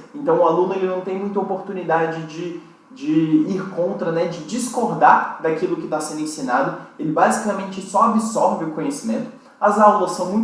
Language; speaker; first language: Portuguese; native; Portuguese